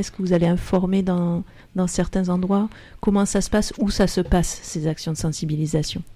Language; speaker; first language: French; native; French